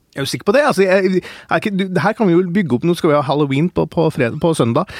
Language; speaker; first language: Norwegian; native; Norwegian